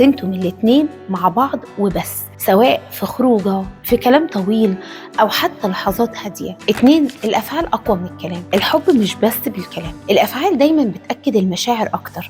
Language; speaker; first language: Arabic; native; Arabic